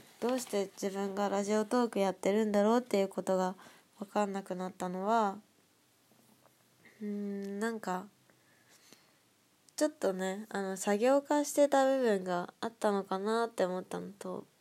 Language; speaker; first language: Japanese; native; Japanese